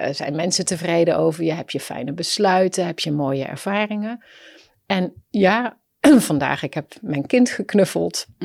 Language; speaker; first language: Dutch; native; Dutch